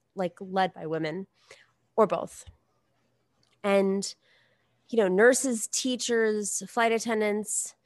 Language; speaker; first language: English; native; English